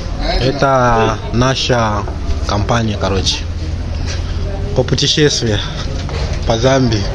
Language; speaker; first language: Russian; non-native, fluent; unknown